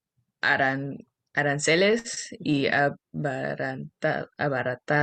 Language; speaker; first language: Spanish; early bilingual, heritage; Spanish